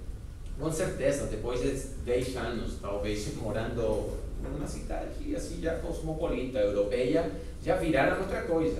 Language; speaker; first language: Portuguese; non-native, fluent; Spanish